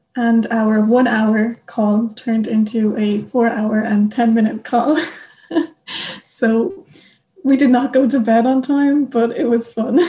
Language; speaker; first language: English; native; English